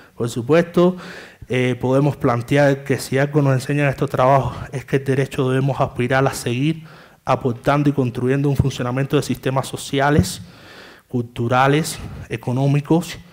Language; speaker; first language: Spanish; native; Spanish